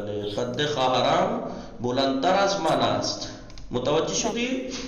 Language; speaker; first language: Persian; non-native, fluent; Urdu